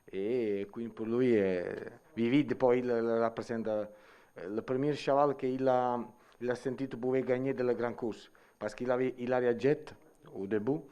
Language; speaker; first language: French; non-native, learner; Italian